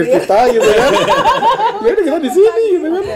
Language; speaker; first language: Indonesian; native; Indonesian